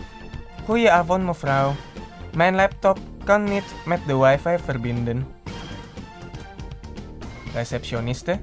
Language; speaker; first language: Dutch; non-native, fluent; Indonesian